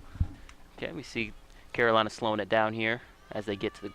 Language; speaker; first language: English; native; English